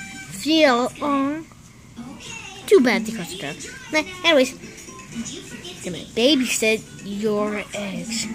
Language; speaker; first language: English; native; English